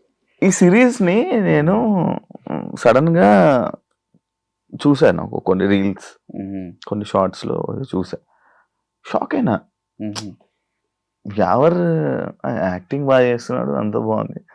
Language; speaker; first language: Telugu; native; Telugu